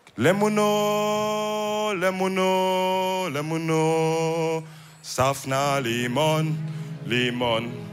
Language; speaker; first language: German; early bilingual, other home language; Wolof